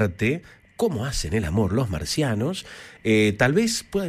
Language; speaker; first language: Spanish; native; Spanish